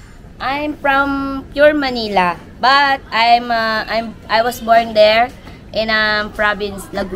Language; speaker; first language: English; non-native, learner; Filipino